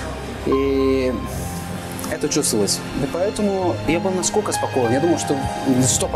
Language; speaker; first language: Russian; non-native, fluent; Azerbaijani